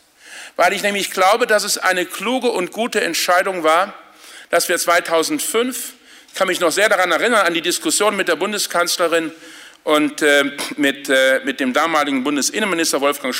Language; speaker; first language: German; native; German